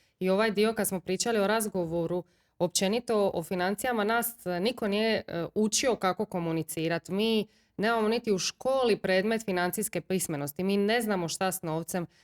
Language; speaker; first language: Croatian; native; Croatian